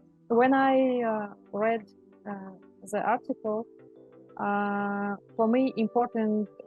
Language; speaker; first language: English; non-native, learner; Russian